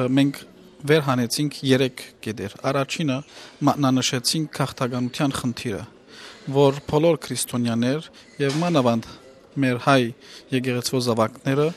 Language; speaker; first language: Armenian; native; Armenian